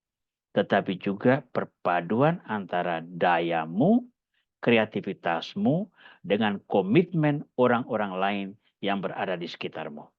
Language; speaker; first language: Indonesian; native; Indonesian